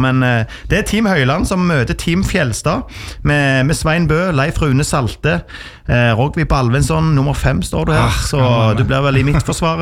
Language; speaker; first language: Norwegian; native; Norwegian